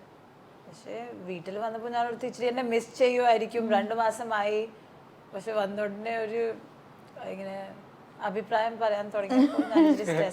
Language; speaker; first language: Malayalam; non-native, local second language; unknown